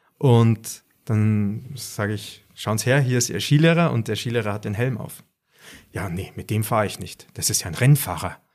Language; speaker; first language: German; native; German